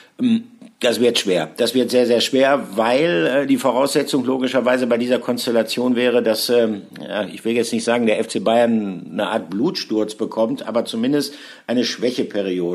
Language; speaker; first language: German; native; German